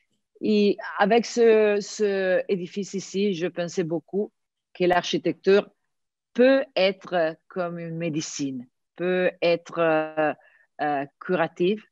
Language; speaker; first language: French; non-native, fluent; Italian